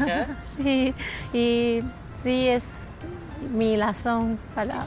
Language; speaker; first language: Spanish; non-native, learner; Japanese